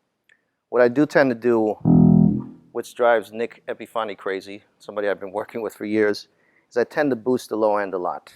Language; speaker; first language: English; native; English